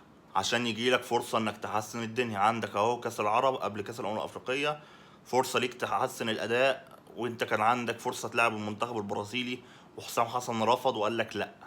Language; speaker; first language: Arabic; native; Arabic